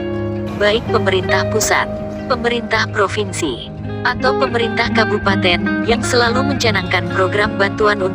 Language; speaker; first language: Indonesian; native; Indonesian